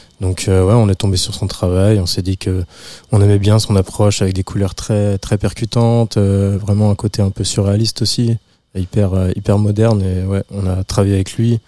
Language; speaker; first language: French; native; French